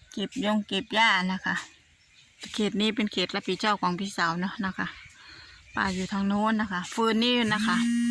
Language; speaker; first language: Thai; non-native, local second language; Northeastern Thai